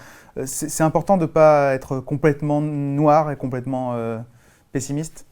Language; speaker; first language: French; native; French